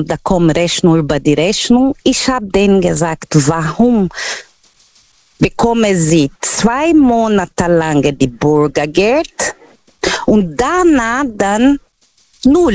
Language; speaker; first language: German; non-native, learner; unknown